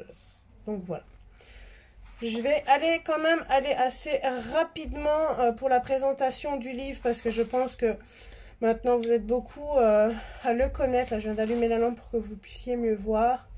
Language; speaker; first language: French; native; French